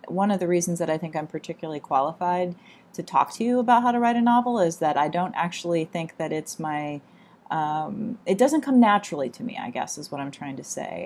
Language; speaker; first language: English; native; English